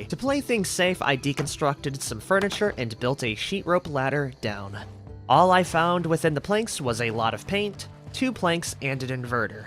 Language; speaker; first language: English; native; English